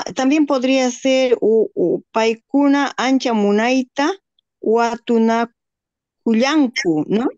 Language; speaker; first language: Spanish; native; Spanish